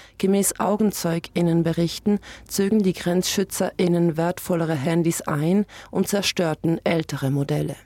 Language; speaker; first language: German; native; German